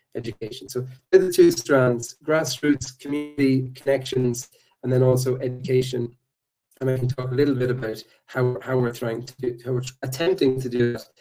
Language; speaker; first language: English; native; English